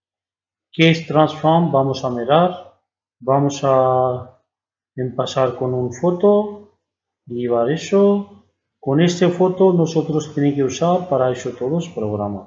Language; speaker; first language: Spanish; non-native, learner; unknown